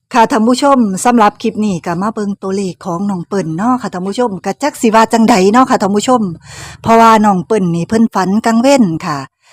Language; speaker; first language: Thai; native; Thai